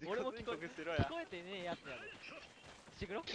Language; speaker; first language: Japanese; native; Japanese